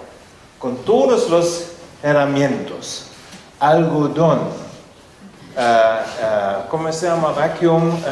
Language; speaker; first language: Spanish; non-native, fluent; German